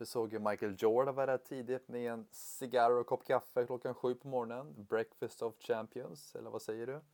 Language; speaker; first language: Swedish; native; Swedish